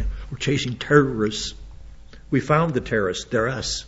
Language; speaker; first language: English; native; English